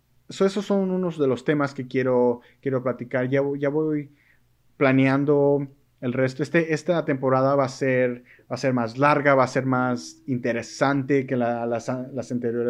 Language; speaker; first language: Spanish; early bilingual, heritage; Spanish